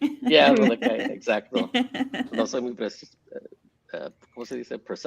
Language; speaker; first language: Spanish; early bilingual, heritage; English